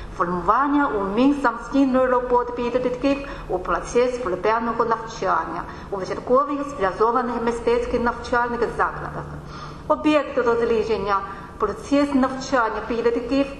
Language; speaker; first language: Ukrainian; non-native, learner; Chinese